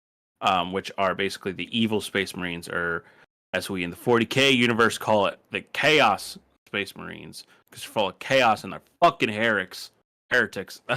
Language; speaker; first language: English; native; English